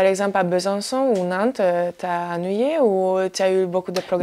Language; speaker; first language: French; non-native, learner; Hungarian